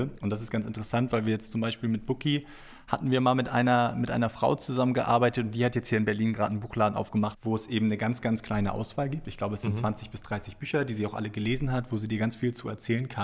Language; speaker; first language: German; native; German